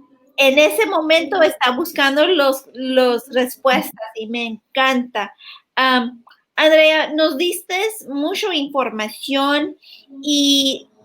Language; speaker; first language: Spanish; early bilingual, heritage; Spanish